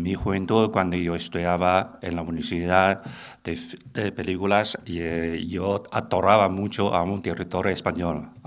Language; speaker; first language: Spanish; non-native, learner; Chinese